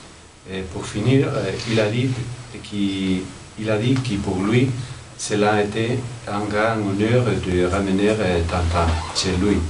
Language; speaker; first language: French; non-native, learner; Spanish